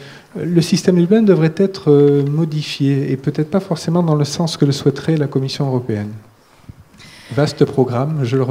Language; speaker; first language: French; native; French